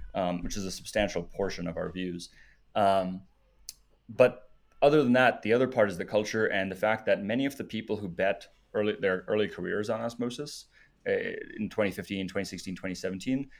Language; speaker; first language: English; native; English